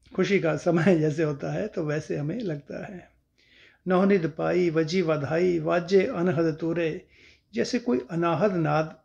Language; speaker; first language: Hindi; non-native, local second language; Punjabi